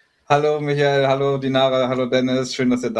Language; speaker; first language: German; native; German